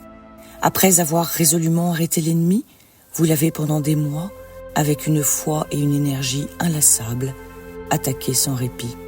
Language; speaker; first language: French; native; French